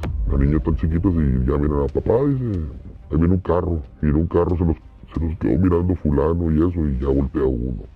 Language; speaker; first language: Spanish; native; Spanish